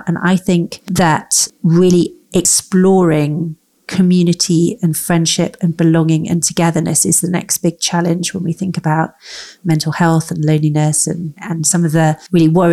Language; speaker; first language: English; native; English